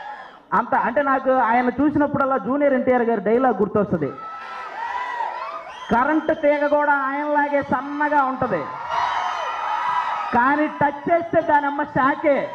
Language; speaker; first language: Telugu; native; Telugu